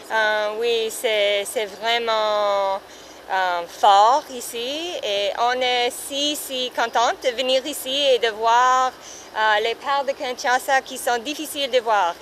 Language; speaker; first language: French; non-native, learner; English